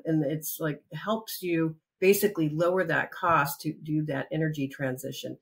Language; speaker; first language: English; native; English